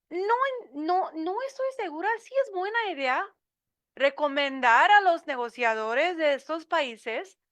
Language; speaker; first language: Spanish; non-native, learner; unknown